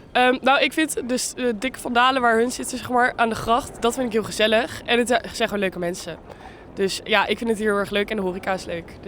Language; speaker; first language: Dutch; native; Dutch